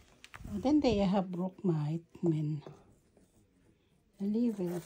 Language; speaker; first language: Danish; non-native, learner; Filipino